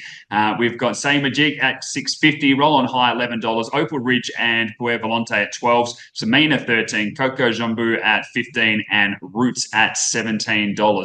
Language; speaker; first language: English; native; English